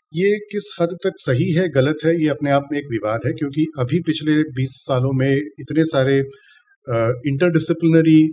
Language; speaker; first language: Hindi; non-native, local second language; Tamil